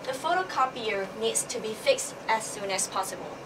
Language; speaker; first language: English; non-native, fluent; Vietnamese